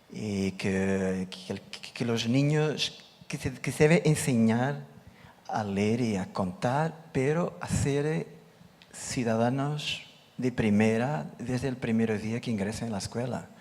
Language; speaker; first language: Spanish; non-native, learner; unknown